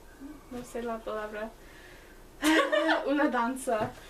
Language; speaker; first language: Spanish; non-native, learner; English